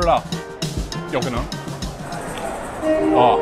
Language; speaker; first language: Chinese; non-native, fluent; English